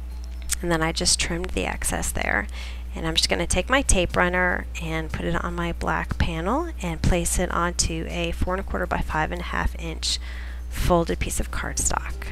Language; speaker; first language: English; native; English